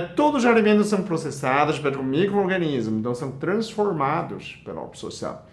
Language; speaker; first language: Portuguese; non-native, fluent; Chinese